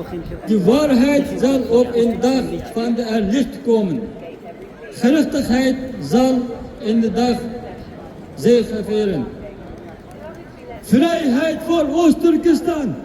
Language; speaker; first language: Dutch; non-native, fluent; Uyghur